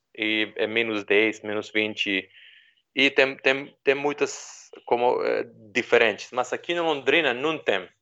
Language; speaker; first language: Portuguese; non-native, learner; Serbian